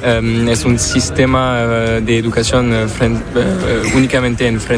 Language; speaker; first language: Spanish; non-native, learner; French